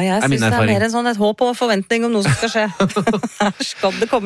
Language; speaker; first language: Norwegian; native; Norwegian